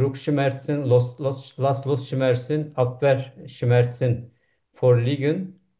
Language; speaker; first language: German; non-native, learner; Turkish